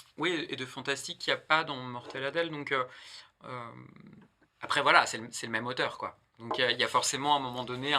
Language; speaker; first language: French; native; French